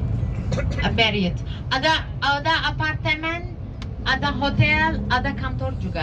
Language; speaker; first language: Indonesian; non-native, fluent; Turkish